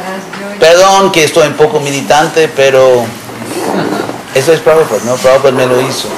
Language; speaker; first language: Spanish; non-native, fluent; English